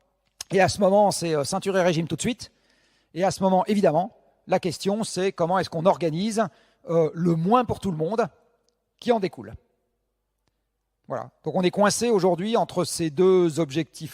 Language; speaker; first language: French; native; French